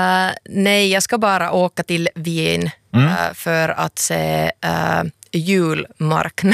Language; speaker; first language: Swedish; non-native, local second language; Finnish